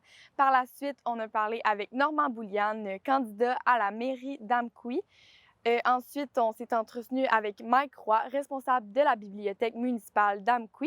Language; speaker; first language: French; native; French